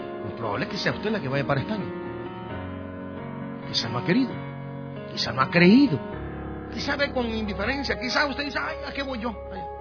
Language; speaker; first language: Spanish; native; Spanish